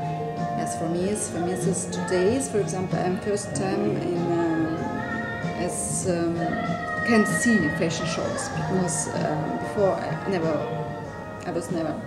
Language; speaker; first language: English; non-native, learner; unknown